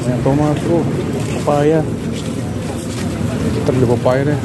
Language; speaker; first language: Arabic; non-native, learner; Indonesian